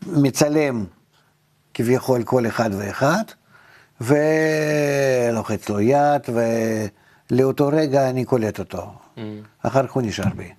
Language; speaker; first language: Hebrew; non-native, fluent; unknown